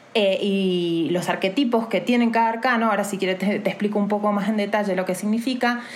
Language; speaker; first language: Spanish; native; Spanish